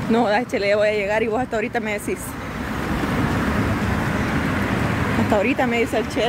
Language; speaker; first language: Spanish; native; Spanish